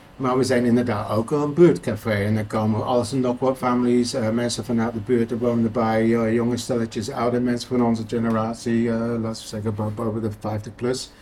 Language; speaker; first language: Dutch; non-native, fluent; English